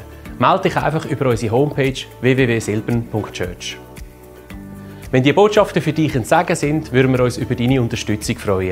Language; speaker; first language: German; native; German